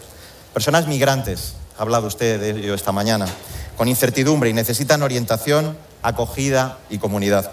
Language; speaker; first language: Spanish; native; Spanish